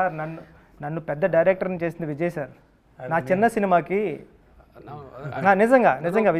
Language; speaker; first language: Telugu; native; Telugu